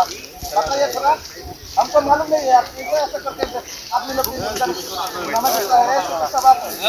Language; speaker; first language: Hindi; non-native, learner; Bangla